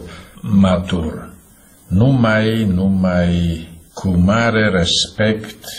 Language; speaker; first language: Romanian; non-native, fluent; Czech